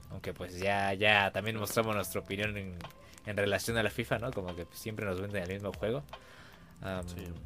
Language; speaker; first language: Spanish; native; Spanish